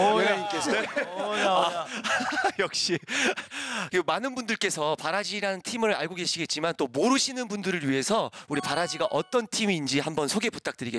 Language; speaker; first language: Korean; native; Korean